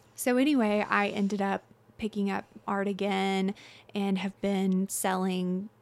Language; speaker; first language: English; native; English